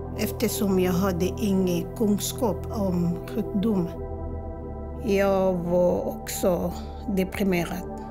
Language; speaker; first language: Swedish; non-native, fluent; Lingala